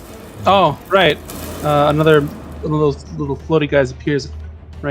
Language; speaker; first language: English; native; English